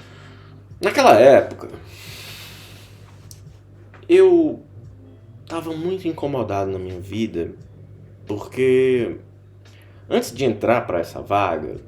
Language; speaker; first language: Portuguese; native; Portuguese